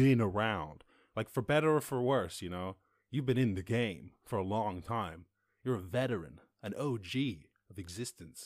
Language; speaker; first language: English; native; English